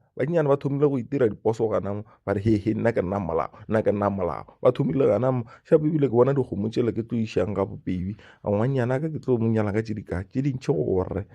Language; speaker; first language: Northern Sotho; native; Northern Sotho